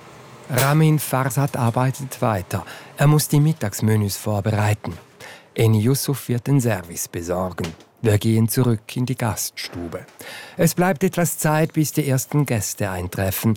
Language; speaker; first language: German; native; German